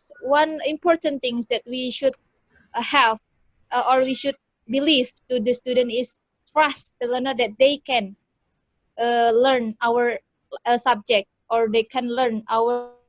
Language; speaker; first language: English; non-native, learner; Indonesian